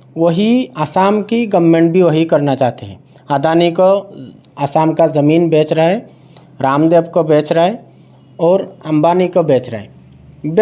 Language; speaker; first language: Hindi; non-native, local second language; Bangla